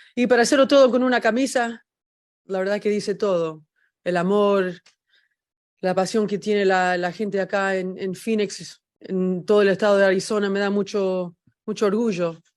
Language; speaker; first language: Spanish; early bilingual, heritage; Spanish